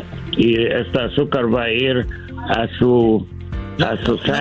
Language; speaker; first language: Spanish; non-native, learner; English